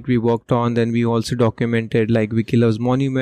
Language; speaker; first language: English; non-native, local second language; Marathi